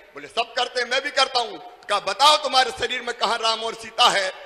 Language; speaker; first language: Hindi; native; Hindi